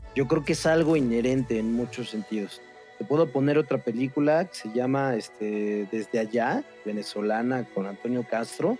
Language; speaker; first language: Spanish; native; Spanish